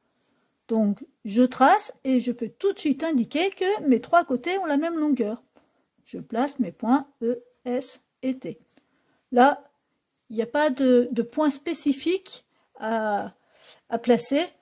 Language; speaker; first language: French; native; French